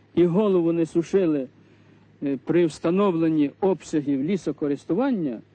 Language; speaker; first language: Ukrainian; native; Ukrainian